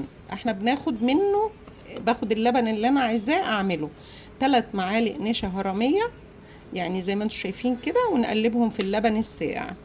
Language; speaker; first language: Arabic; native; Arabic